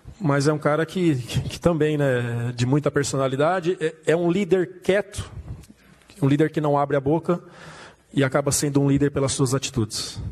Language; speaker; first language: Portuguese; native; Portuguese